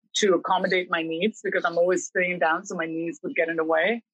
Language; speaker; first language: English; early bilingual, other home language; Spanish